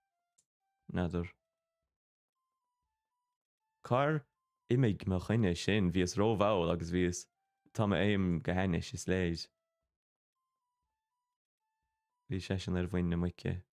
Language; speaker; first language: Irish; non-native, local second language; English